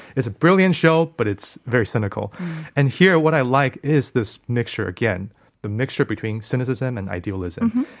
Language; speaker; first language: English; non-native, fluent; Chinese